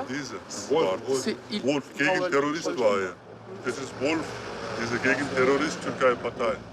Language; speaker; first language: German; non-native, learner; Turkish